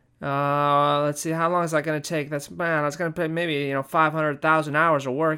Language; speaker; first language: English; native; English